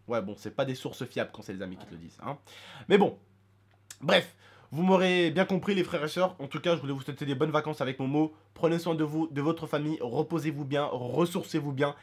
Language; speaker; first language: French; native; French